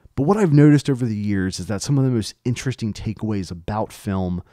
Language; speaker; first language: English; native; English